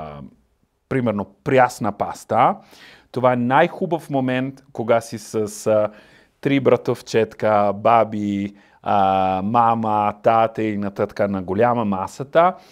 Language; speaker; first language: Bulgarian; non-native, learner; Italian